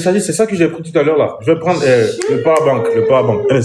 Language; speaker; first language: French; non-native, local second language; Lingala